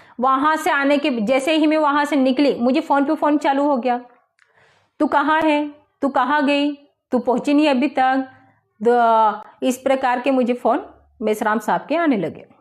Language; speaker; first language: Hindi; non-native, local second language; Marathi